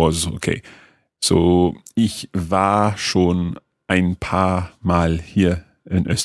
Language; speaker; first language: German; non-native, learner; English